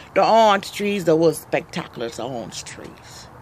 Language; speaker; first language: English; native; English